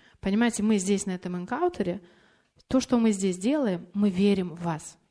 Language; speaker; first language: Russian; non-native, fluent; Lithuanian